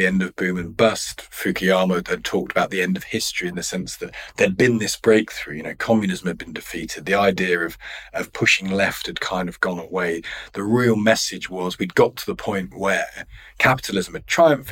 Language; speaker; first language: English; native; English